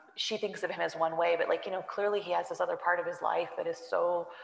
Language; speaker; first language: English; native; English